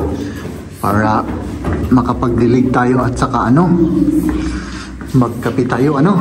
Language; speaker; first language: Filipino; non-native, local second language; Iloko